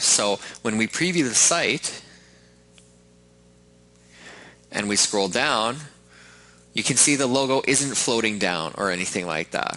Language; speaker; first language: English; native; English